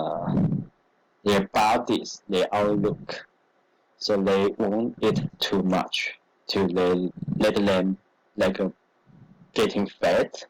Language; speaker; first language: English; non-native, learner; Chinese